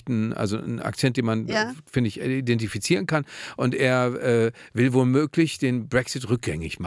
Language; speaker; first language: German; native; German